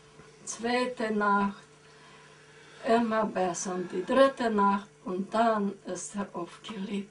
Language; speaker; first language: German; early bilingual, heritage; German